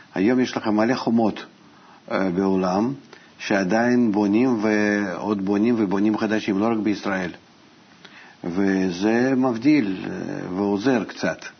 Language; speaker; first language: Hebrew; non-native, fluent; Russian